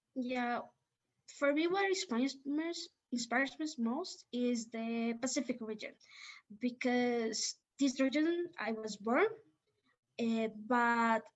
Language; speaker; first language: English; non-native, fluent; Spanish